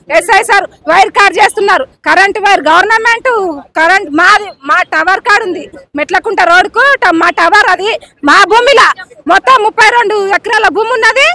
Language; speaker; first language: Telugu; native; Telugu